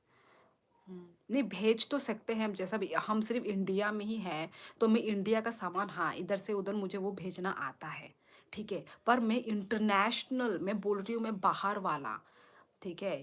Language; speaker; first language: Hindi; non-native, local second language; Kok Borok